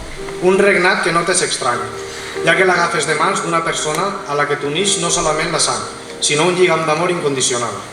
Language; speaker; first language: Catalan; native; Catalan